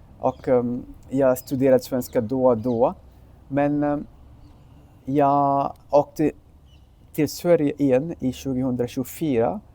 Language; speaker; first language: Swedish; non-native, learner; Sinhala